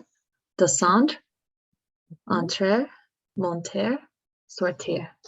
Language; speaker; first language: French; non-native, learner; English